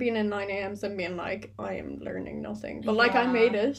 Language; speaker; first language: English; native; English